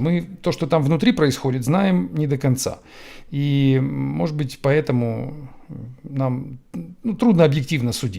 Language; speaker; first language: Russian; native; Russian